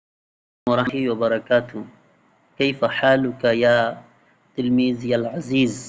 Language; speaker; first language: Arabic; non-native, fluent; Bangla